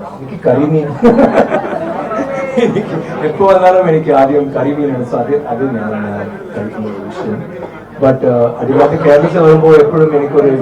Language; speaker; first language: Malayalam; non-native, learner; Tamil